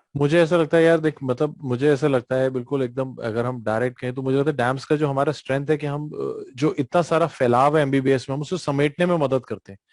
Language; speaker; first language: Hindi; native; Hindi